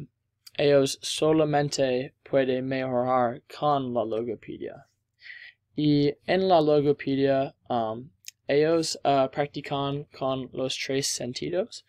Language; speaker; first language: Spanish; non-native, learner; English